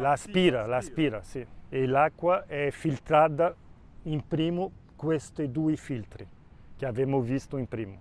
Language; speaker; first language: Italian; non-native, local second language; Spanish